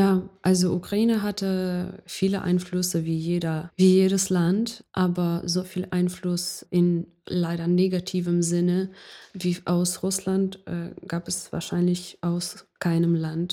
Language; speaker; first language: German; non-native, fluent; Ukrainian